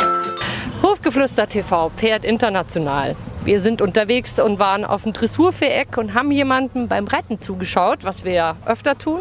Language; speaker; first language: German; native; German